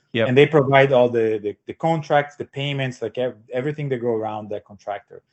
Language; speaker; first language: English; non-native, fluent; Portuguese